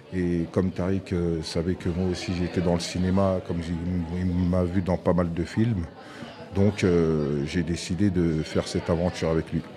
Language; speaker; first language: French; native; French